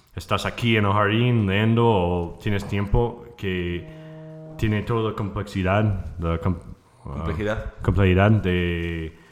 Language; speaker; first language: Spanish; non-native, fluent; English